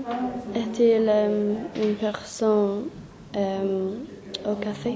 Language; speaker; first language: French; non-native, learner; English